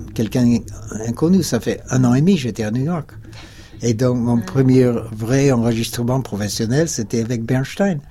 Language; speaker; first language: French; non-native, fluent; English